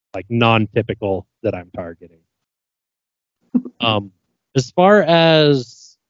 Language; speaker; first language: English; native; English